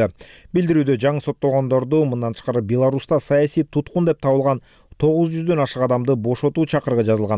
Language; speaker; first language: Kyrgyz; native; Kyrgyz